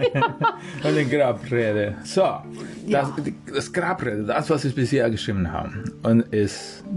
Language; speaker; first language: German; non-native, fluent; Spanish